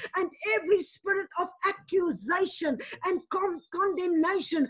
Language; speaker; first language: English; non-native, local second language; Afrikaans